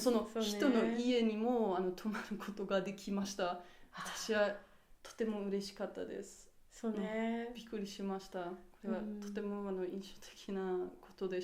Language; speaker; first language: Japanese; non-native, learner; German